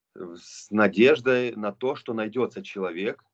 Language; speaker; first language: Russian; non-native, local second language; Romanian